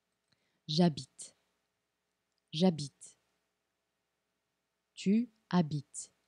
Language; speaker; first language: French; non-native, fluent; Portuguese